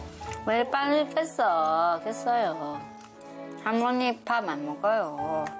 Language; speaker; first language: Korean; non-native, learner; Thai